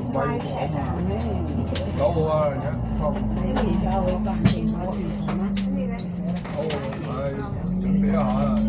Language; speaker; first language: Cantonese; native; Cantonese